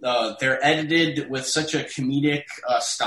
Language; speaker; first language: English; native; English